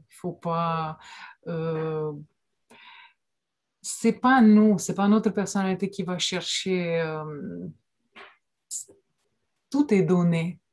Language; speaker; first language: French; non-native, fluent; Romanian